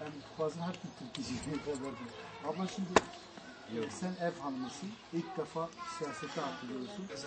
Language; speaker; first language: Turkish; native; Turkish